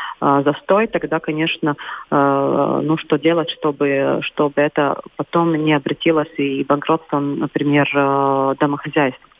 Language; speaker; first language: Russian; non-native, local second language; Latvian